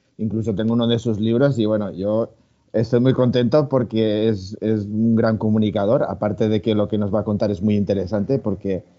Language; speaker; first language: Spanish; native; Spanish